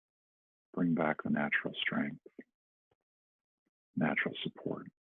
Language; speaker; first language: English; native; English